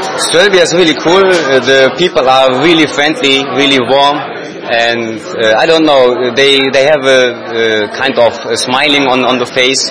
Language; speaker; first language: English; non-native, learner; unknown